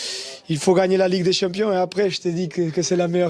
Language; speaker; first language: French; non-native, fluent; Portuguese